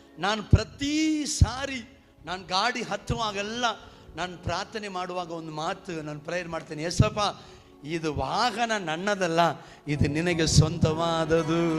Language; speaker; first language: Kannada; non-native, local second language; Tamil